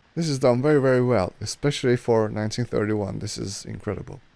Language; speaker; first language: English; non-native, fluent; Hungarian